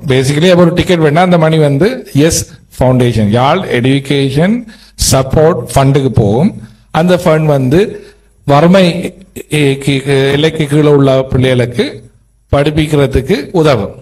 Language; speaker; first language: Tamil; native; Tamil